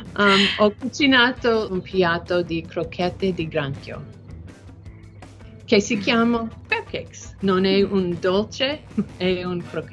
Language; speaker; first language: Italian; non-native, learner; English